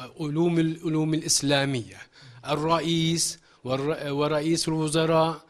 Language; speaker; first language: Arabic; non-native, fluent; Turkish